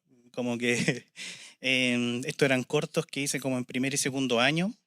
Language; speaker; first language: Spanish; native; Spanish